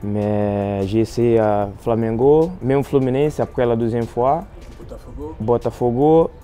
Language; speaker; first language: French; non-native, fluent; Portuguese